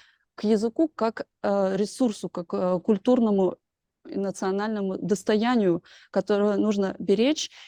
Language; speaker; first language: Russian; native; Russian